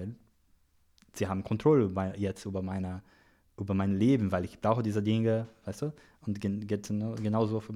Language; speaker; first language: German; non-native, learner; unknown